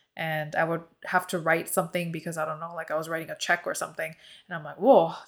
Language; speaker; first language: English; early bilingual, other home language; Korean